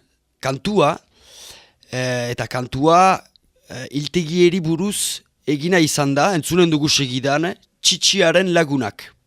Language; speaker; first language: Basque; native; Basque